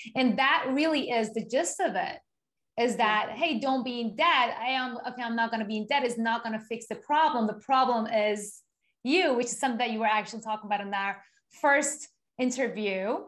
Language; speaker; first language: English; non-native, fluent; Persian